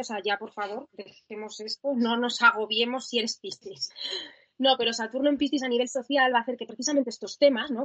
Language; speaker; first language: Spanish; native; Spanish